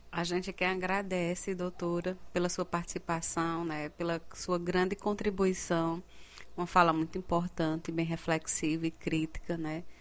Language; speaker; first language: Portuguese; native; Portuguese